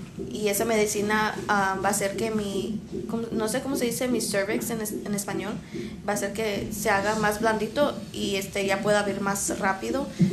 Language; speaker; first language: Spanish; early bilingual, heritage; Spanish